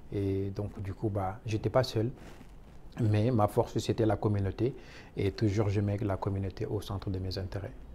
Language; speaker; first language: French; non-native, local second language; Wolof